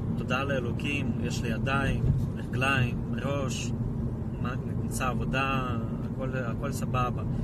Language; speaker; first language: Hebrew; non-native, fluent; Russian